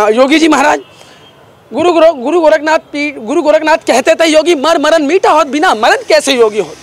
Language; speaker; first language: Hindi; native; Hindi